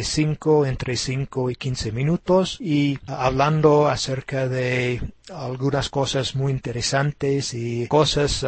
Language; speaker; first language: Spanish; non-native, fluent; English